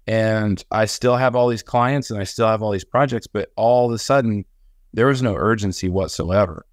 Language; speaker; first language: English; native; English